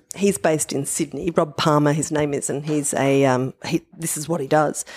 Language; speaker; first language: English; native; English